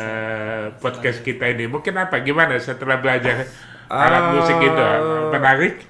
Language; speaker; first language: Indonesian; native; Indonesian